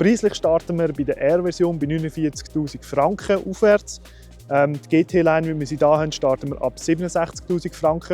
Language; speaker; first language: German; native; German